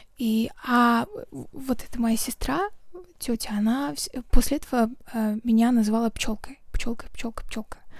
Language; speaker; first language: Russian; non-native, local second language; Kazakh